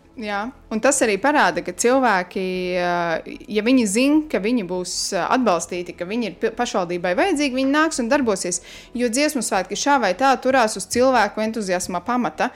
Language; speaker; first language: Latvian; native; Latvian